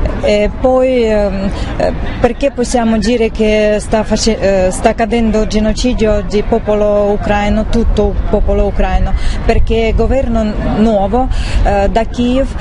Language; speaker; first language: Italian; non-native, learner; Russian